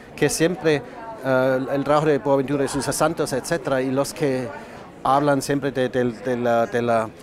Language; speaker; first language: Spanish; non-native, fluent; German